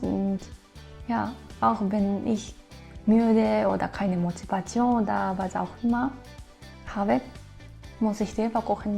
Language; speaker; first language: German; non-native, fluent; Japanese